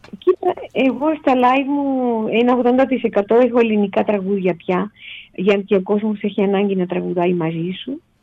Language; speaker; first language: Greek; non-native, fluent; Spanish